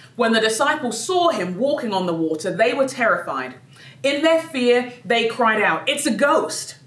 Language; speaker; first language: English; native; English